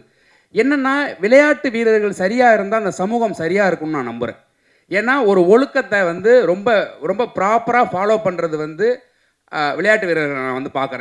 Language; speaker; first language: Tamil; native; Tamil